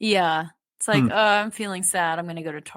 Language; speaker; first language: English; native; English